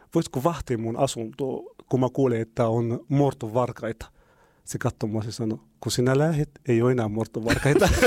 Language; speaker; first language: Finnish; non-native, fluent; Arabic